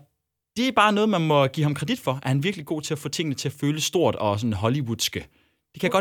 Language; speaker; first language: Danish; native; Danish